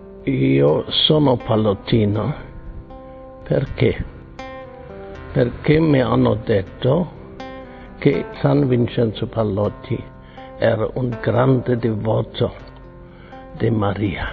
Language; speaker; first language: Italian; non-native, fluent; German